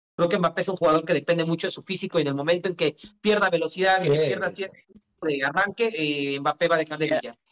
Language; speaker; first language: Spanish; native; Spanish